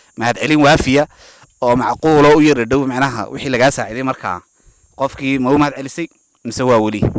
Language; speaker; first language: Somali; native; Somali